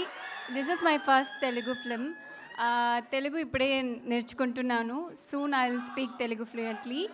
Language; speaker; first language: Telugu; non-native, learner; Tamil